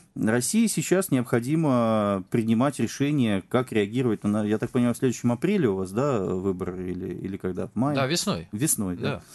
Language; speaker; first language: Russian; native; Russian